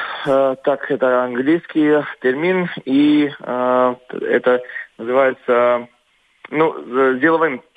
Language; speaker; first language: Russian; non-native, local second language; Latvian